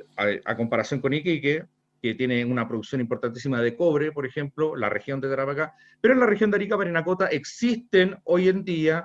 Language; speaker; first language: Spanish; native; Spanish